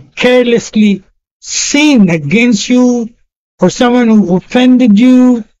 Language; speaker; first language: English; non-native, local second language; Filipino